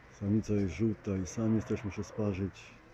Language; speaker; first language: Polish; native; Polish